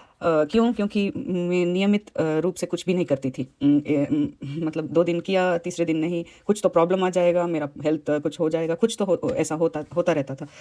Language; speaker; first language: Hindi; non-native, local second language; Tamil